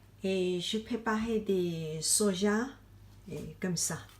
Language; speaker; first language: French; non-native, learner; Chinese